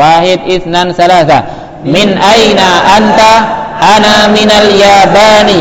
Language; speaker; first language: Arabic; non-native, fluent; Indonesian